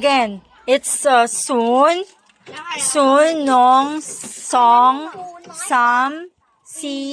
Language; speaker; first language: English; non-native, local second language; Filipino